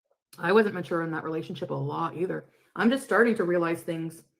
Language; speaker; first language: English; native; English